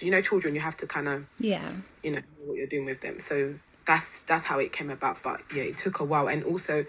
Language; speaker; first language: English; non-native, fluent; Lingala